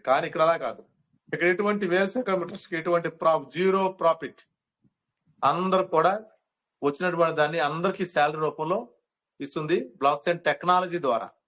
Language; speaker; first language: Telugu; native; Telugu